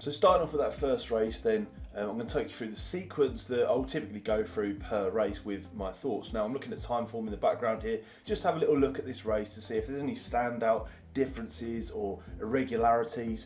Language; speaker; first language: English; native; English